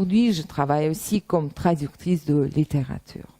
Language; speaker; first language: French; non-native, fluent; Russian